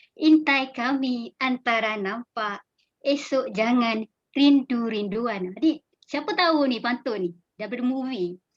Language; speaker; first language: Malay; native; Malay